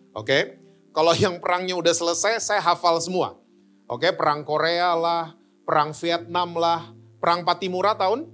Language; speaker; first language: Indonesian; native; Indonesian